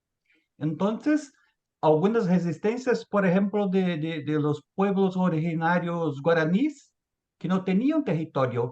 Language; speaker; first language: Spanish; non-native, fluent; Portuguese